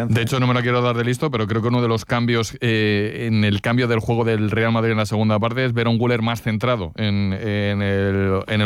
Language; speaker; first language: Spanish; native; Spanish